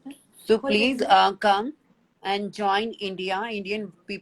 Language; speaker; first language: English; non-native, learner; Hindi